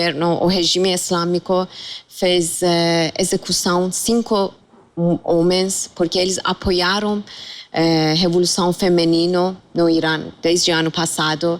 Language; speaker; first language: Portuguese; non-native, fluent; Persian